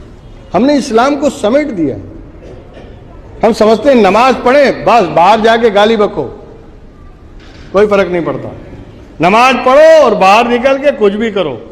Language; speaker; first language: Urdu; native; Urdu